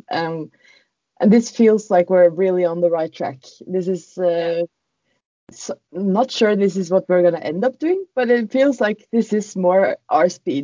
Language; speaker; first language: English; non-native, fluent; Norwegian